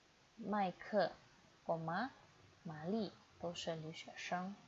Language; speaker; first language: Chinese; non-native, fluent; Indonesian